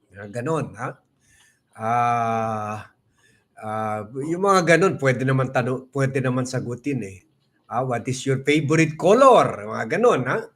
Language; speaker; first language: Filipino; non-native, local second language; Cebuano